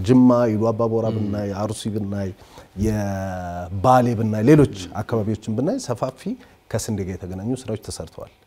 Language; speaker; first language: Amharic; native; Amharic